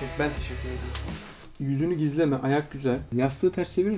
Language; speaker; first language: Turkish; native; Turkish